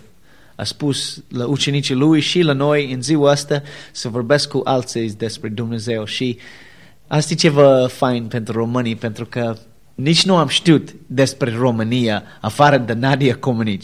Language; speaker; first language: Romanian; non-native, learner; English